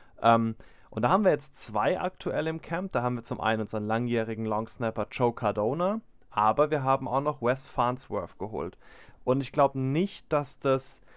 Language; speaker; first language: German; native; German